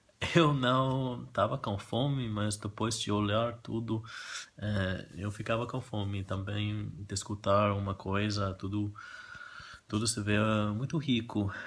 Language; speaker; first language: Portuguese; non-native, learner; Spanish